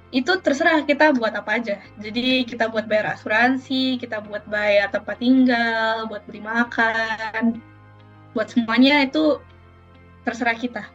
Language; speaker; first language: Indonesian; native; Indonesian